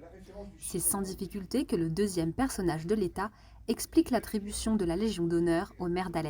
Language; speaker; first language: French; native; French